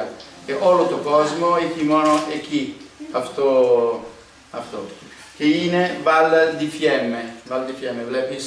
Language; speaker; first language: Greek; non-native, learner; Italian